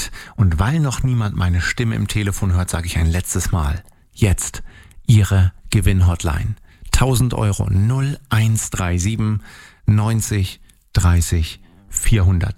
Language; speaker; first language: German; native; German